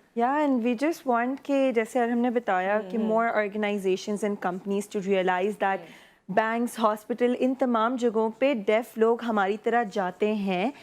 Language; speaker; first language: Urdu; non-native, local second language; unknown